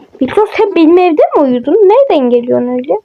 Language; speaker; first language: Turkish; native; Turkish